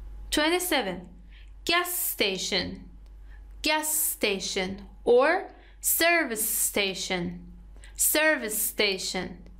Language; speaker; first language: English; non-native, fluent; Persian